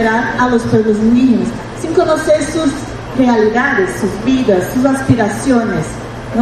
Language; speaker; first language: Spanish; non-native, fluent; Portuguese